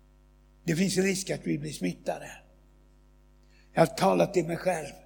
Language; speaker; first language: Swedish; non-native, fluent; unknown